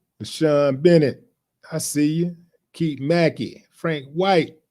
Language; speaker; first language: English; native; English